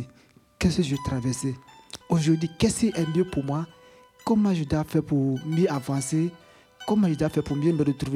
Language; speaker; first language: French; non-native, learner; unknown